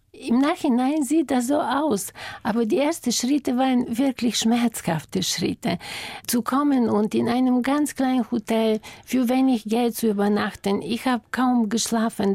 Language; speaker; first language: German; non-native, fluent; Bulgarian